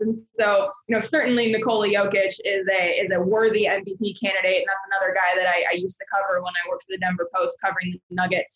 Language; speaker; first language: English; native; English